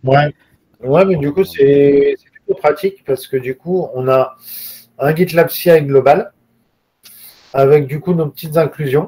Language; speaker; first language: French; native; French